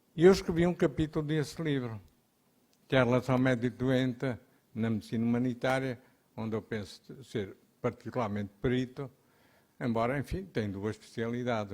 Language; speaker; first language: Portuguese; early bilingual, heritage; Portuguese